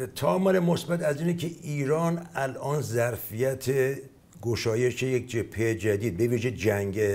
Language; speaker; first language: Persian; native; Persian